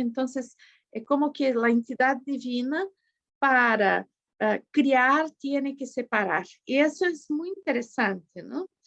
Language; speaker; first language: Spanish; non-native, fluent; Portuguese